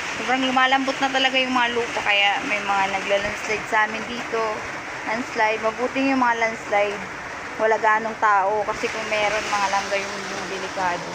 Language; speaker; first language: Filipino; non-native, local second language; Waray